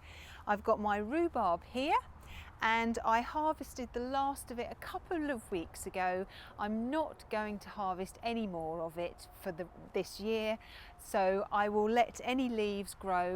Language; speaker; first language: English; native; English